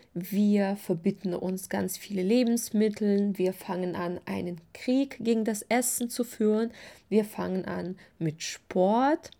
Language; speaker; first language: German; non-native, fluent; Russian